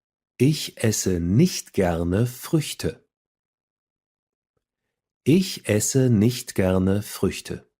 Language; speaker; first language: German; non-native, fluent; English